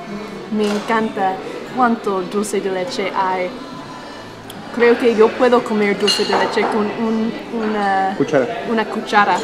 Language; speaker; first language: Spanish; non-native, fluent; English